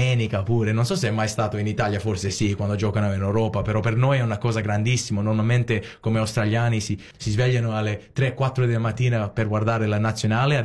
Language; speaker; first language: Italian; early bilingual, heritage; Italian